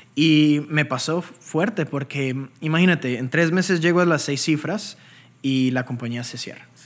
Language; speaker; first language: Spanish; early bilingual, heritage; Spanish